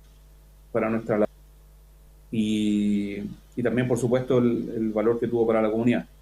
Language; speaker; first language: Spanish; native; Spanish